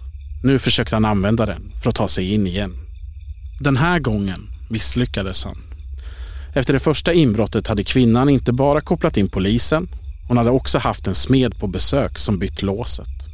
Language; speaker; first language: Swedish; native; Swedish